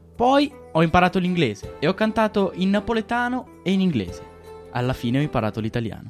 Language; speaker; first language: Italian; native; Italian